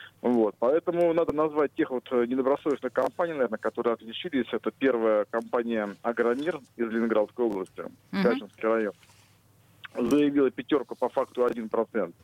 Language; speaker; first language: Russian; native; Russian